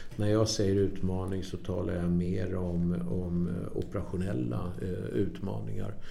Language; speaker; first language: Swedish; native; Swedish